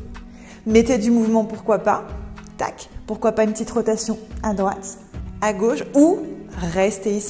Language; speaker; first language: French; native; French